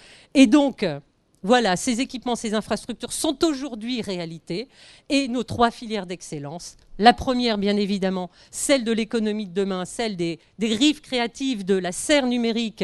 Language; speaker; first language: French; native; French